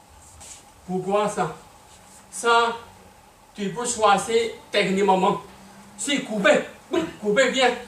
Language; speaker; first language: French; non-native, learner; Chinese